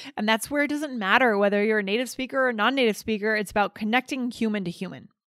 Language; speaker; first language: English; native; English